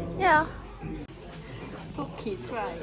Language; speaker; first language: English; non-native, learner; Korean